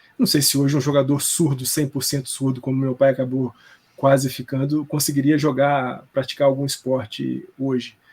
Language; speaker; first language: Portuguese; native; Portuguese